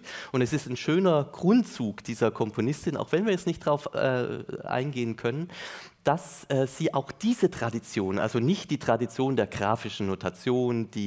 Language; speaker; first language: German; native; German